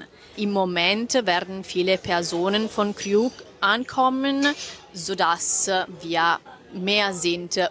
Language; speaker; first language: German; non-native, fluent; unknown